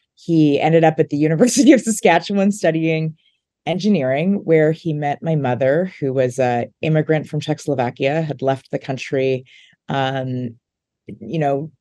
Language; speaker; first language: English; native; English